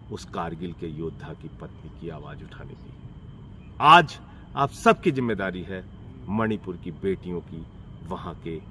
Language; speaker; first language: Hindi; native; Hindi